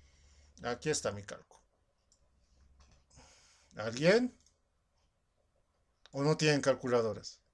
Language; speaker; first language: Spanish; native; Spanish